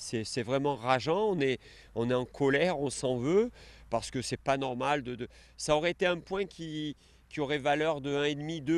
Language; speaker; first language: French; native; French